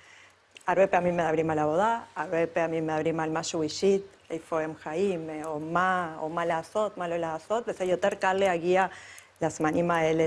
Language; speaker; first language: Hebrew; non-native, fluent; Spanish